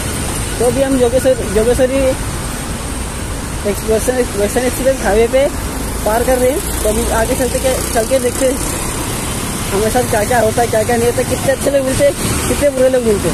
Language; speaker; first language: Hindi; native; Hindi